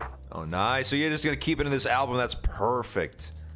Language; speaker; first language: English; native; English